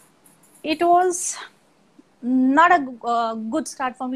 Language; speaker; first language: English; non-native, local second language; Marathi